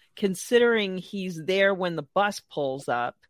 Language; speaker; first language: English; native; English